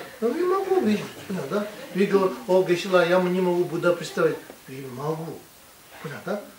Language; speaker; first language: Russian; non-native, learner; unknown